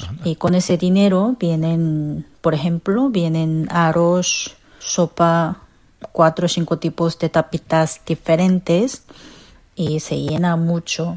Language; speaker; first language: Spanish; non-native, fluent; Korean